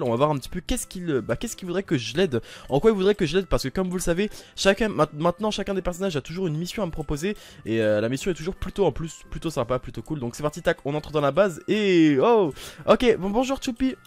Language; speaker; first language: French; native; French